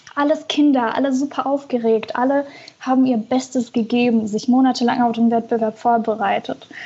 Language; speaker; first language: German; early bilingual, other home language; Russian